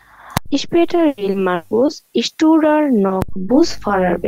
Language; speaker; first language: German; non-native, learner; Bangla